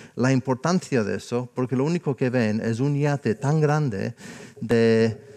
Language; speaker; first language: Spanish; non-native, fluent; English